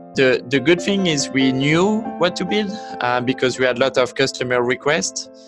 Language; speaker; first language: English; non-native, fluent; French